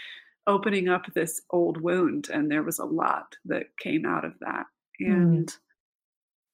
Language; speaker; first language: English; native; English